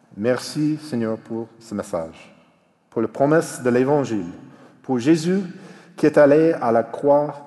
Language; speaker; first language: French; non-native, fluent; English